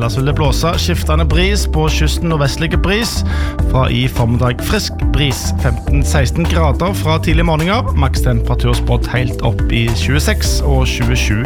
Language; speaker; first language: Norwegian; native; Norwegian